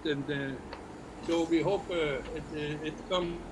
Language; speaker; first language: English; non-native, learner; Icelandic